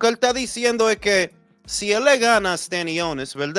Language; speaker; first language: Spanish; early bilingual, heritage; Spanish